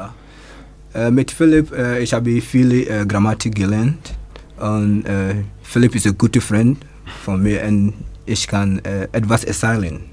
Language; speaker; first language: German; non-native, learner; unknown